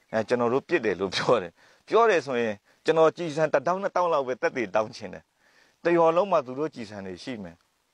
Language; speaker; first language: Burmese; native; Burmese